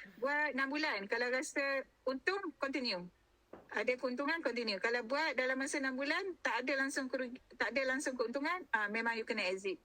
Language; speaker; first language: Malay; native; Malay